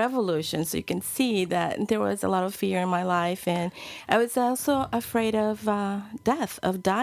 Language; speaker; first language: English; non-native, fluent; Spanish